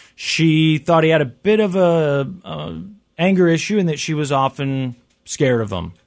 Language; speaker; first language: English; native; English